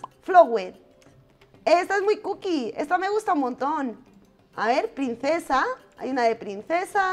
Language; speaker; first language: Spanish; native; Spanish